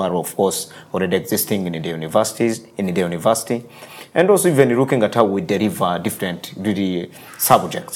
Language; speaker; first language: English; non-native, local second language; Kinyarwanda